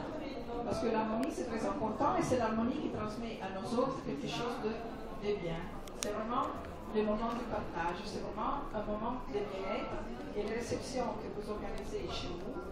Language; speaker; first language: French; non-native, fluent; Italian